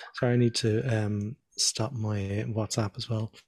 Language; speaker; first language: English; native; English